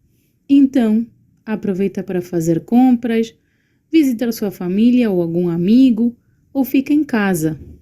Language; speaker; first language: Portuguese; non-native, learner; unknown